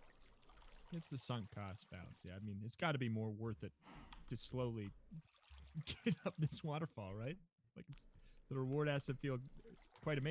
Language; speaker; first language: English; native; English